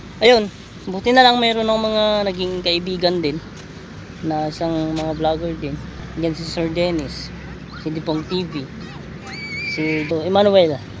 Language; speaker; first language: Filipino; non-native, local second language; Iloko